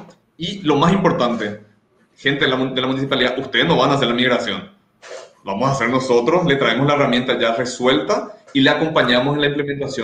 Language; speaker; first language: Spanish; native; Spanish